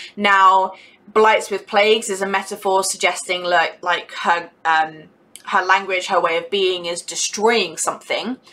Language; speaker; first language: English; native; English